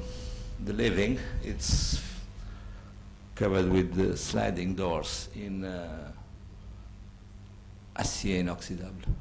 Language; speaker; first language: English; non-native, learner; Portuguese